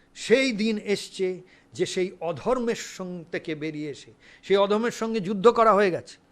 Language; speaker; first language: Bangla; early bilingual, heritage; Bangla